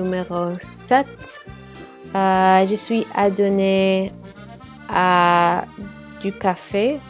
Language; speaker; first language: French; non-native, learner; Arabic